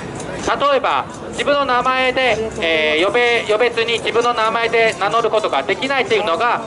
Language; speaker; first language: Japanese; non-native, fluent; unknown